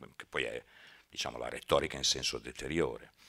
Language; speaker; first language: Italian; native; Italian